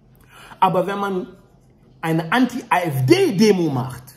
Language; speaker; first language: German; early bilingual, other home language; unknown